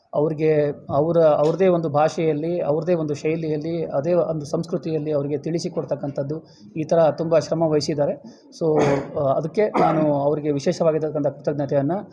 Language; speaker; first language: Kannada; native; Kannada